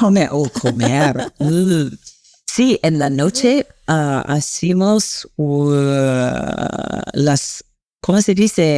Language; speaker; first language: Spanish; non-native, learner; English